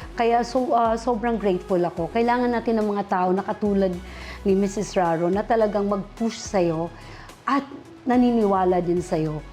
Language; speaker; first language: Filipino; non-native, local second language; Cebuano